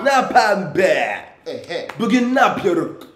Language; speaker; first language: Turkish; non-native, learner; English